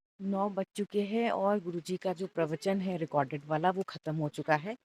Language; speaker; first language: Hindi; native; Hindi